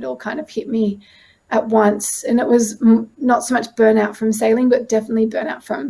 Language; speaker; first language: English; native; English